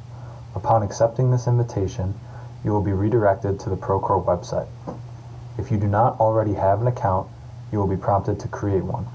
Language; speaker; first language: English; native; English